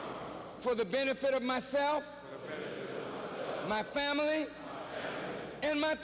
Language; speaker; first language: English; native; English